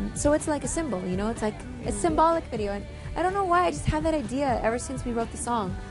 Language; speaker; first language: English; native; English